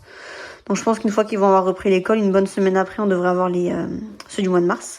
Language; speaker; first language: French; native; French